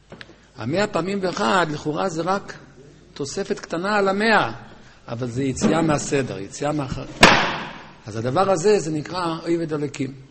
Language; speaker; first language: Hebrew; native; Hebrew